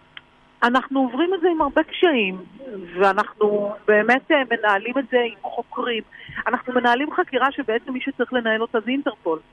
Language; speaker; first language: Hebrew; native; Hebrew